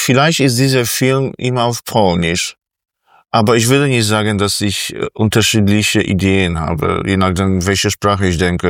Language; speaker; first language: German; non-native, fluent; Polish